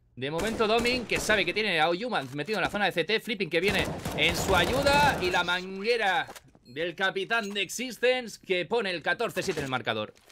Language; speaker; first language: Spanish; native; Spanish